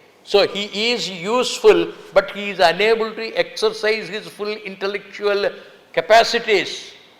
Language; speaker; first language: English; non-native, local second language; Telugu